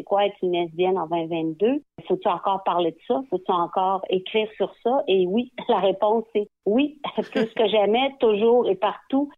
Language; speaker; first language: French; native; French